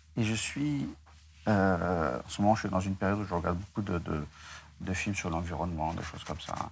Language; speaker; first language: French; non-native, local second language; Arabic